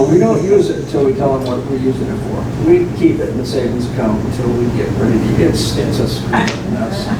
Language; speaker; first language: English; native; English